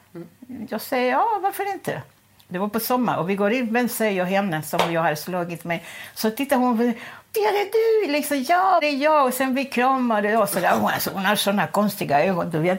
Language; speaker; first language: Swedish; non-native, fluent; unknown